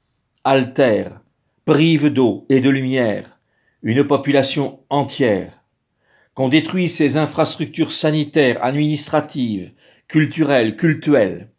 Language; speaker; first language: French; native; French